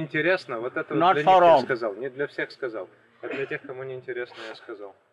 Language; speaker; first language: Russian; native; Russian